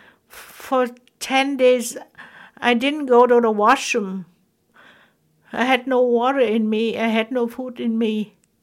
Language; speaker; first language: English; non-native, fluent; Vietnamese